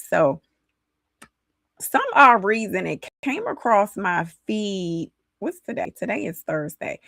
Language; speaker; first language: English; native; English